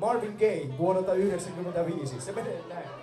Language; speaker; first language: Finnish; native; Finnish